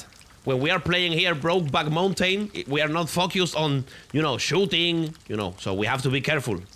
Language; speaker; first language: English; non-native, fluent; Spanish